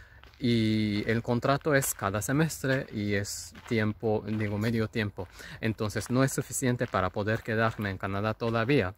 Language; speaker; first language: Spanish; non-native, fluent; Japanese